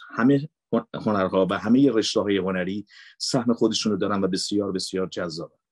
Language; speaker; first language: Persian; native; Persian